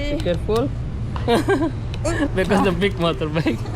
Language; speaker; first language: English; non-native, learner; Indonesian